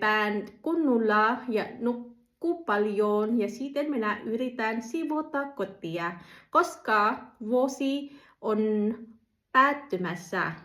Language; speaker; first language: Finnish; non-native, learner; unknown